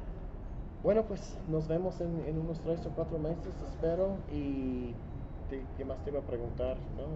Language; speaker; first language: Spanish; non-native, fluent; English